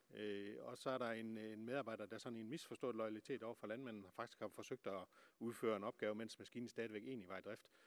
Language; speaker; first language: Danish; native; Danish